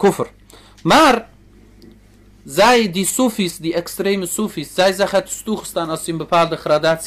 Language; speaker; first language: Dutch; early bilingual, other home language; Turkish